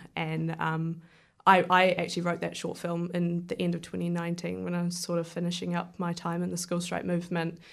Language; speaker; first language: English; native; English